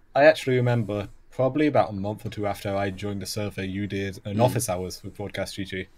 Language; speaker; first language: English; native; English